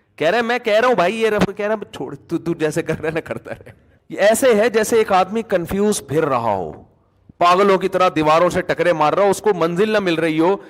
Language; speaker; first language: Urdu; native; Urdu